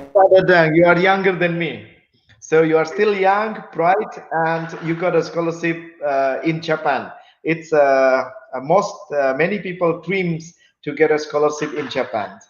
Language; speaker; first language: English; non-native, fluent; Indonesian